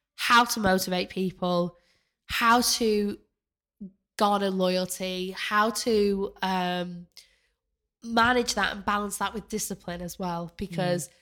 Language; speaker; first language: English; native; English